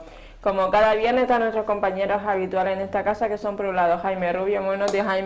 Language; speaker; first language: Spanish; native; Spanish